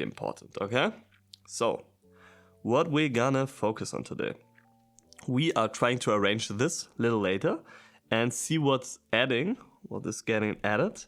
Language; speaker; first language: English; non-native, fluent; German